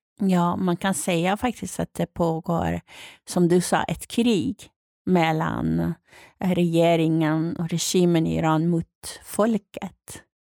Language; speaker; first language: Swedish; non-native, fluent; Persian